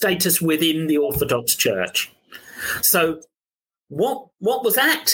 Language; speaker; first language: English; native; English